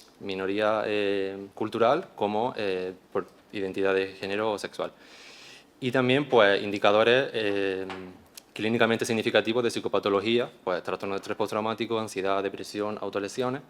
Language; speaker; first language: Spanish; native; Spanish